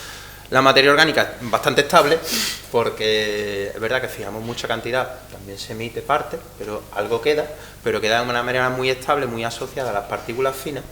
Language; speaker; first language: Spanish; native; Spanish